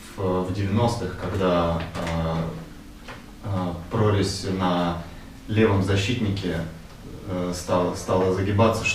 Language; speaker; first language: Russian; native; Russian